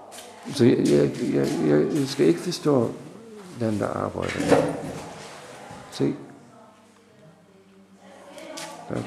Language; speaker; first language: Danish; non-native, learner; English